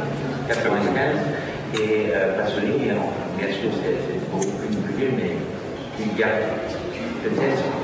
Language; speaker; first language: French; non-native, learner; Dutch